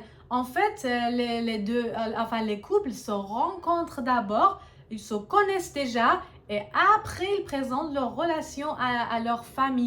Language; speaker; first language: French; non-native, fluent; Persian